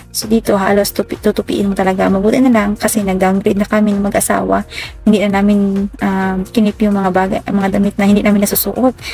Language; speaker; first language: Filipino; native; Filipino